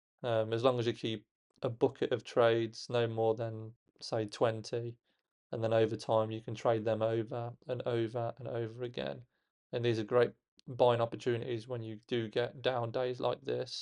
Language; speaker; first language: English; native; English